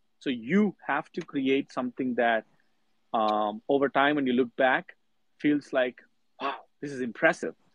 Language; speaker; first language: English; non-native, local second language; Telugu